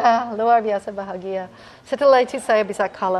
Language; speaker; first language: Indonesian; non-native, fluent; English